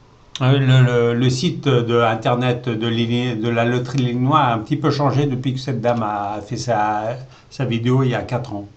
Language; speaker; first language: French; native; French